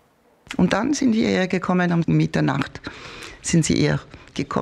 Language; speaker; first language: German; non-native, learner; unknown